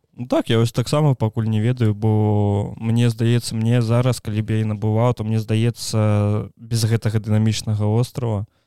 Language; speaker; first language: Belarusian; non-native, local second language; Russian